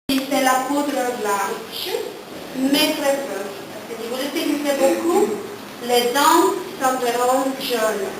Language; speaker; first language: French; non-native, learner; Spanish